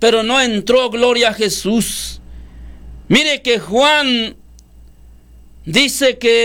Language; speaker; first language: Spanish; native; Spanish